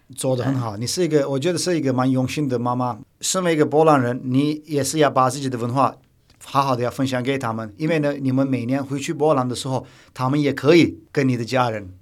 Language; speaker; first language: Chinese; non-native, fluent; Turkish